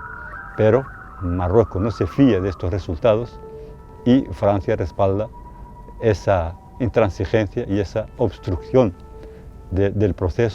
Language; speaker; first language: Spanish; non-native, local second language; Arabic